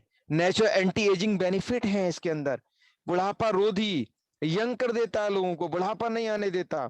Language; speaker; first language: Hindi; native; Hindi